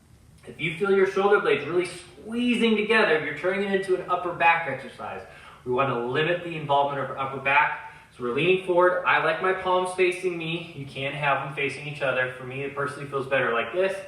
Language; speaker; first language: English; native; English